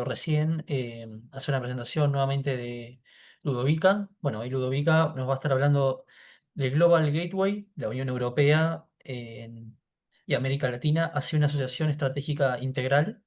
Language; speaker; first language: Spanish; native; Spanish